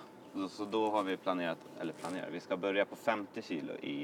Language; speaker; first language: Swedish; native; Swedish